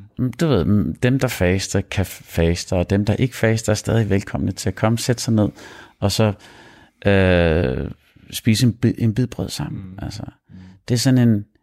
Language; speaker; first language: Danish; early bilingual, other home language; Arabic